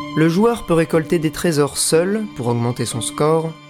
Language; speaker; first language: French; early bilingual, other home language; Turkish